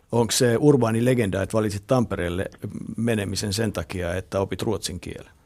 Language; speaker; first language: Finnish; native; Finnish